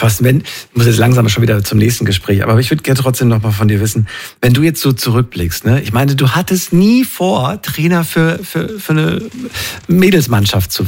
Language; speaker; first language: German; native; German